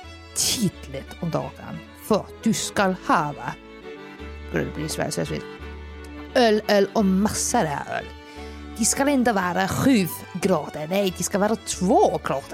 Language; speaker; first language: Swedish; non-native, learner; Danish